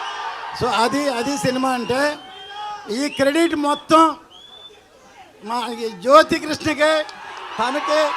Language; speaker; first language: Telugu; native; Telugu